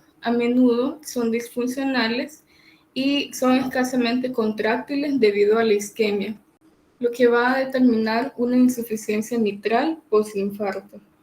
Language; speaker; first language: Spanish; native; Spanish